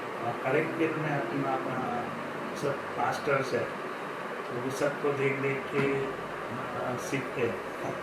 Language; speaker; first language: Hindi; non-native, local second language; Gujarati